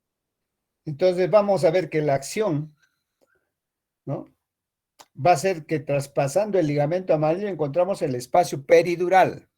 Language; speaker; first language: Spanish; native; Spanish